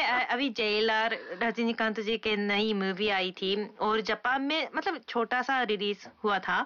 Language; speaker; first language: Hindi; non-native, fluent; Japanese